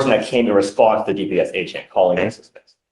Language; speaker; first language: English; native; English